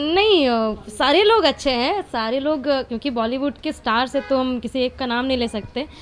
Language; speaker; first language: Hindi; native; Hindi